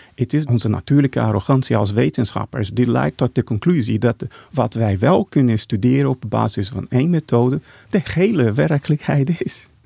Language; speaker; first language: Dutch; non-native, fluent; Portuguese